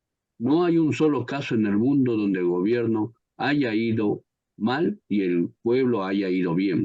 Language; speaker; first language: Spanish; native; Spanish